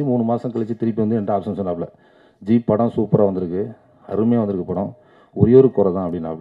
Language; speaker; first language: Tamil; native; Tamil